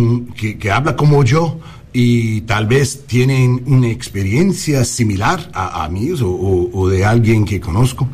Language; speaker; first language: Spanish; non-native, learner; English